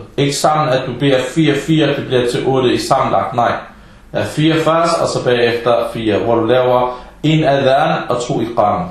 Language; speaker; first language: Danish; early bilingual, other home language; Arabic